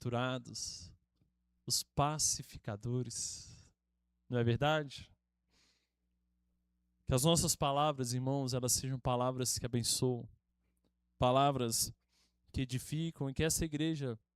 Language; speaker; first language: Portuguese; native; Portuguese